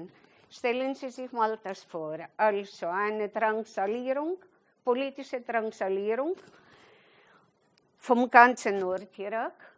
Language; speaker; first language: German; non-native, fluent; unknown